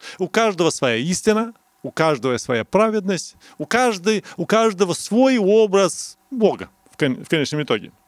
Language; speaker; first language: Russian; non-native, local second language; Romanian